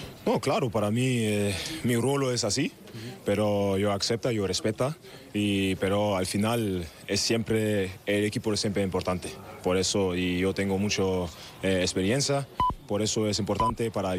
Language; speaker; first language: Spanish; non-native, learner; German